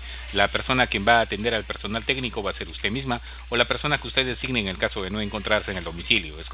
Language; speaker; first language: Spanish; native; Spanish